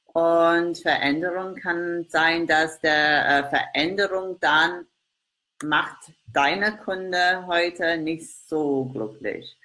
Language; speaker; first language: German; non-native, learner; English